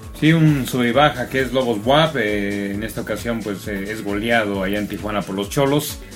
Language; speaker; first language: Spanish; native; Spanish